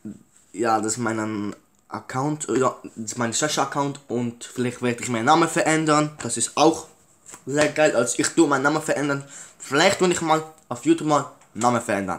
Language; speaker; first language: German; early bilingual, other home language; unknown